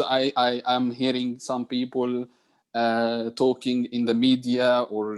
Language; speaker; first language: English; non-native, learner; Arabic